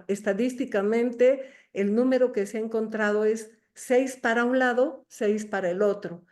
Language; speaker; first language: Spanish; native; Spanish